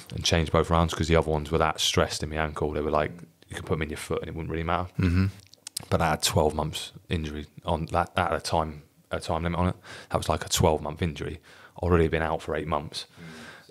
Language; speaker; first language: English; native; English